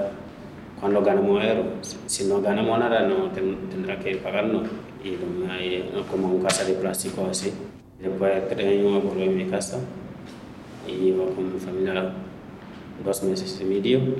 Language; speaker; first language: Spanish; non-native, learner; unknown